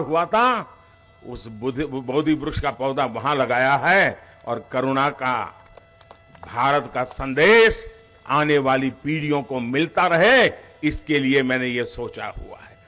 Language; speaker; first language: Hindi; non-native, local second language; Gujarati